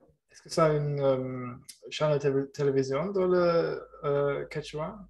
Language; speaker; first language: French; non-native, learner; German